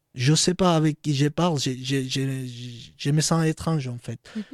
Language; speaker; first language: French; non-native, fluent; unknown